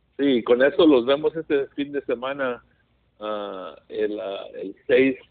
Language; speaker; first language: Spanish; early bilingual, heritage; Spanish